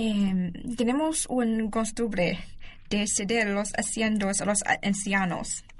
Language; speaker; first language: Spanish; non-native, learner; Chinese